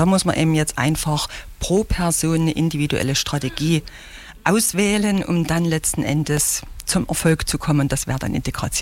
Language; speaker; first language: German; native; German